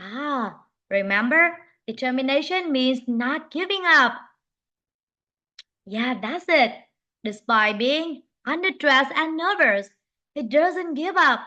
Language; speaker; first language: English; non-native, fluent; Vietnamese